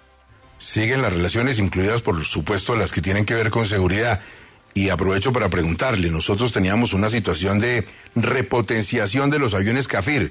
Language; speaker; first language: Spanish; native; Spanish